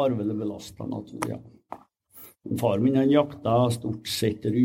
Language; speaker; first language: Norwegian; native; Norwegian